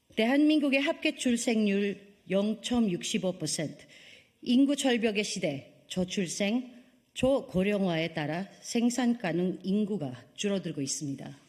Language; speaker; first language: Korean; non-native, fluent; Filipino